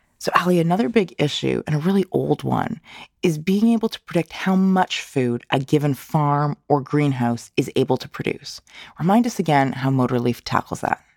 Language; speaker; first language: English; native; English